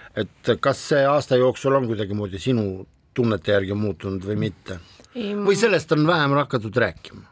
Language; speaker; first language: Estonian; non-native, local second language; Russian